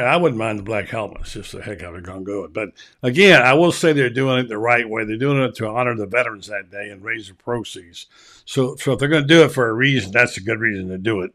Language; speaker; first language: English; native; English